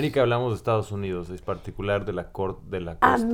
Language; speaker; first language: Spanish; native; Spanish